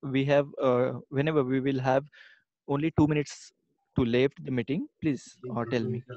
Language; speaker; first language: English; non-native, local second language; Marathi